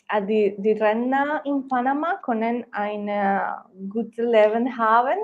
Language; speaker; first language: German; non-native, learner; Spanish